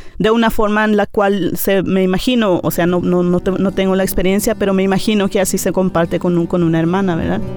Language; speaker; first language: Spanish; non-native, local second language; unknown